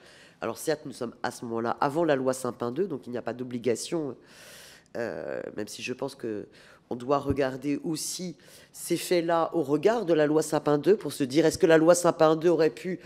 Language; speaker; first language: French; native; French